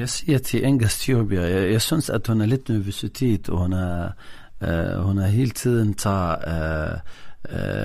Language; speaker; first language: Danish; non-native, fluent; Arabic